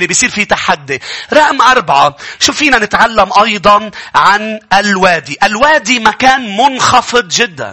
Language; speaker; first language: Arabic; native; Arabic